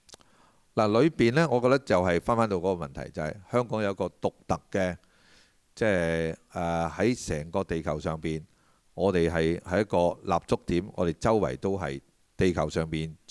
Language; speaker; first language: Cantonese; native; Cantonese